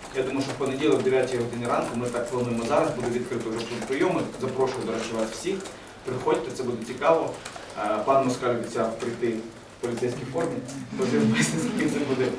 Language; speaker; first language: Ukrainian; early bilingual, other home language; Persian